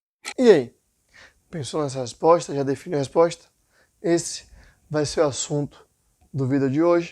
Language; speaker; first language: Portuguese; native; Portuguese